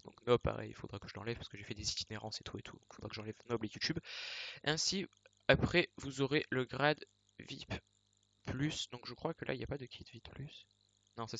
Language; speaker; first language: French; native; French